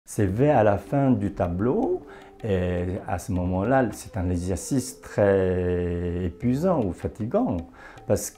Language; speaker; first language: French; non-native, fluent; Chinese